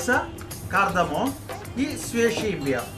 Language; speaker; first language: Russian; non-native, learner; Malayalam